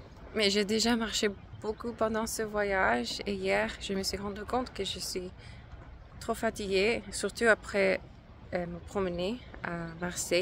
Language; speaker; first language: French; non-native, learner; English